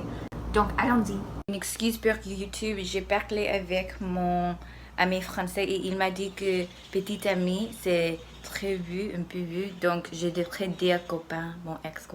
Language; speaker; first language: French; non-native, learner; English